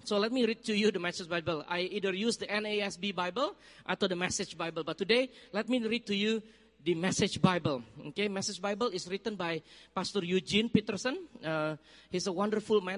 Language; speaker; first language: English; non-native, fluent; Indonesian